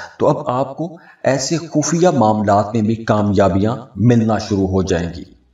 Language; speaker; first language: Urdu; native; Urdu